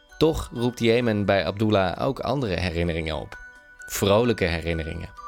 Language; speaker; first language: Dutch; native; Dutch